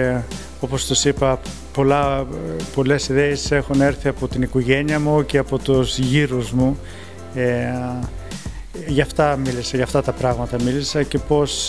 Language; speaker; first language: Greek; early bilingual, heritage; Greek